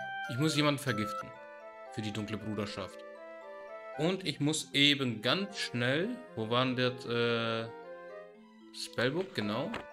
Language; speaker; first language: German; native; German